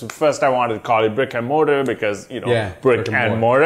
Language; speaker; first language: English; non-native, local second language; Sinhala